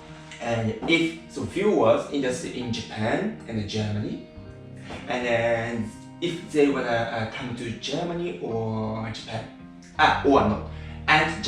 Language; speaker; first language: English; non-native, learner; Japanese